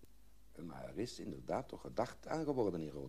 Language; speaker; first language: Dutch; native; Dutch